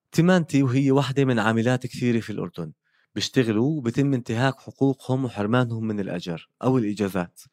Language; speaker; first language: Arabic; native; Arabic